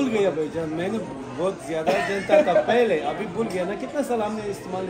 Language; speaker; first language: Hindi; non-native, learner; Uyghur